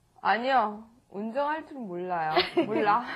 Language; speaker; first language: Korean; non-native, learner; English